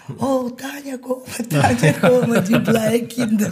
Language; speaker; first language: Dutch; non-native, learner; Ukrainian